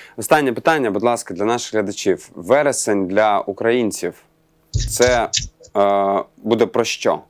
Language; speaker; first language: Ukrainian; non-native, local second language; Russian